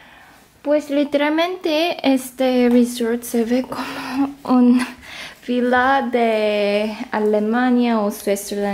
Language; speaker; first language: Spanish; non-native, fluent; Korean